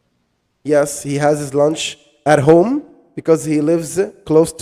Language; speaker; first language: English; non-native, fluent; Arabic